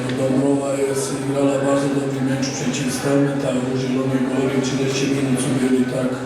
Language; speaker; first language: Polish; non-native, learner; Serbian